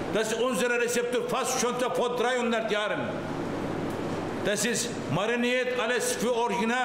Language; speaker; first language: German; non-native, learner; Turkish